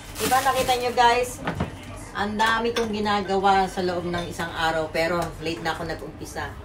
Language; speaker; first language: Filipino; native; Filipino